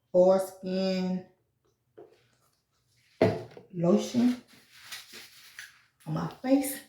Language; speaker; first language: English; native; English